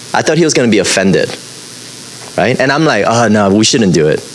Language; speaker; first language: English; native; English